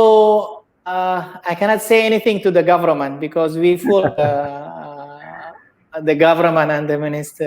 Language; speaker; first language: English; non-native, learner; Indonesian